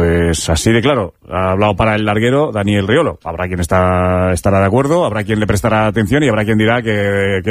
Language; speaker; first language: Spanish; native; Spanish